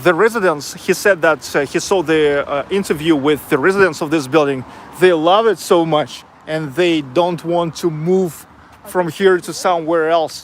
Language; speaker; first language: English; non-native, local second language; Russian